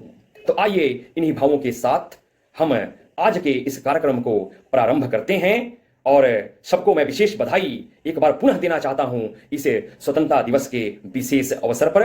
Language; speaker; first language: Hindi; native; Hindi